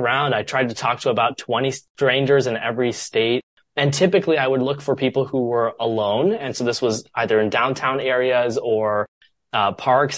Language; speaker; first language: English; native; English